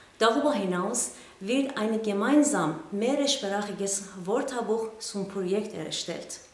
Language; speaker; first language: German; non-native, fluent; Persian